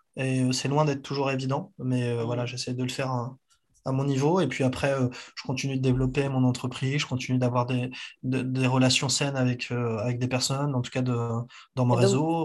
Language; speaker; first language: French; native; French